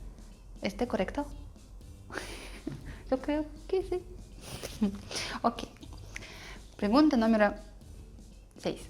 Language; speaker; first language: Spanish; non-native, learner; Russian